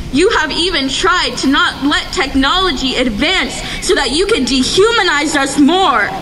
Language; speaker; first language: English; native; English